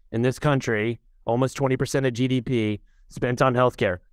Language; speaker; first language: English; native; English